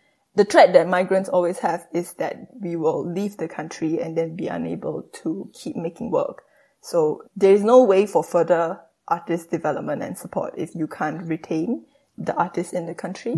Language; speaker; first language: English; native; English